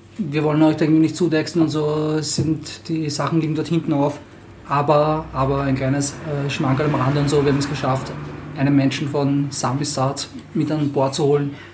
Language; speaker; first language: German; native; German